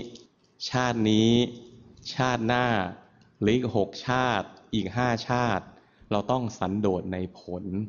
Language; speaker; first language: Thai; native; Thai